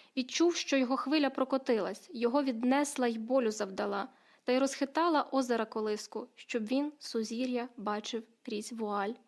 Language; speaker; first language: Ukrainian; native; Ukrainian